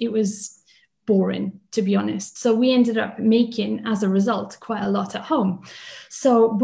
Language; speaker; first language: English; native; English